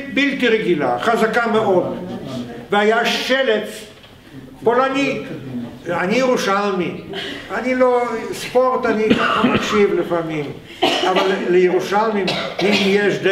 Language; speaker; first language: Hebrew; non-native, fluent; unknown